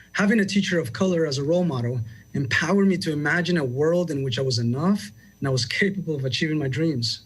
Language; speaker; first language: English; early bilingual, other home language; Spanish